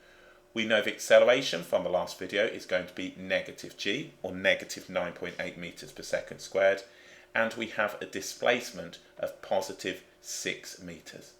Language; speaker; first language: English; native; English